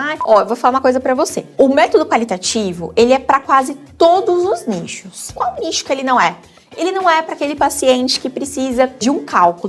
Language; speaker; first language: Portuguese; native; Portuguese